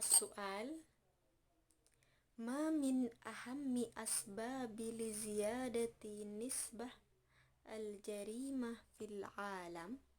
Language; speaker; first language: Arabic; non-native, fluent; Indonesian